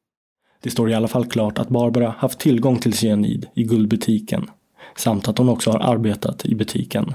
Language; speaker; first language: Swedish; native; Swedish